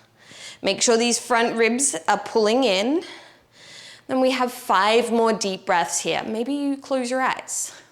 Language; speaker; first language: English; native; English